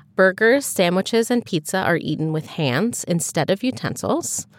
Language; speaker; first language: English; native; English